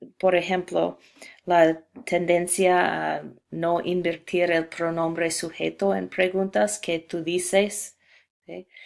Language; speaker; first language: Spanish; non-native, fluent; English